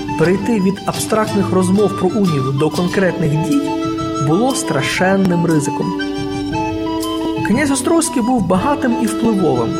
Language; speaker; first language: Ukrainian; native; Ukrainian